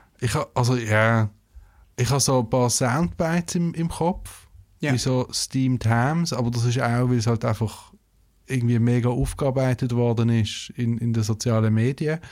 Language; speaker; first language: German; native; German